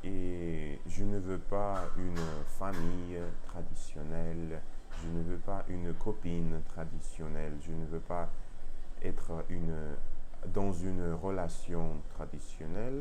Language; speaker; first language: French; non-native, learner; Russian